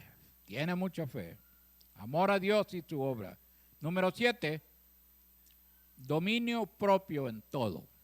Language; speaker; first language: Spanish; native; Spanish